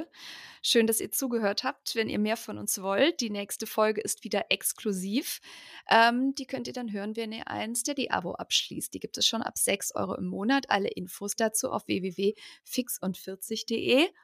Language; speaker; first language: German; native; German